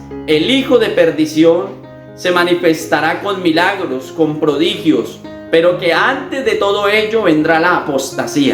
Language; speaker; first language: Spanish; native; Spanish